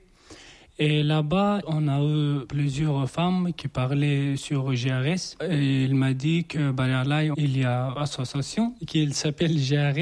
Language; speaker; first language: French; non-native, learner; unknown